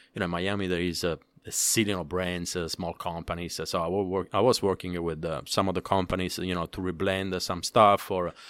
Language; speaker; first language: English; non-native, fluent; Italian